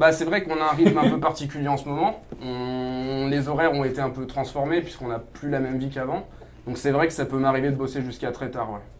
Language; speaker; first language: French; native; French